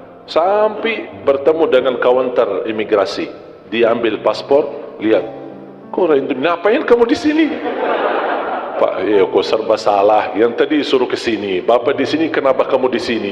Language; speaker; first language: Indonesian; non-native, fluent; Arabic